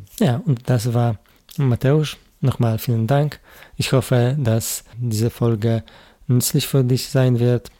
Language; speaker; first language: German; non-native, learner; Polish